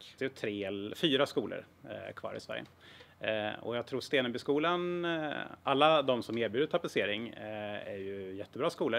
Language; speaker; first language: Swedish; native; Swedish